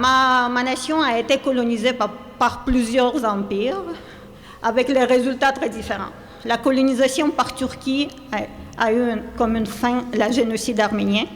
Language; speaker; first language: French; non-native, fluent; Armenian